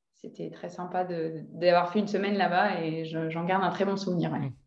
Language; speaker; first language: French; native; French